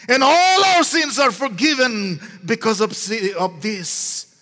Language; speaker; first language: English; non-native, local second language; Filipino